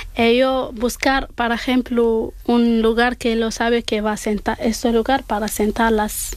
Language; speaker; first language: Spanish; non-native, learner; Arabic